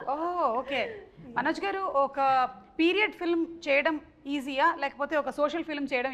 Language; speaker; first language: Telugu; native; Telugu